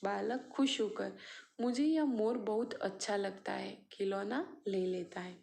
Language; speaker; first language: Hindi; non-native, local second language; Gujarati